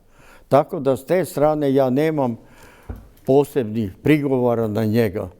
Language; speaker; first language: Croatian; native; Croatian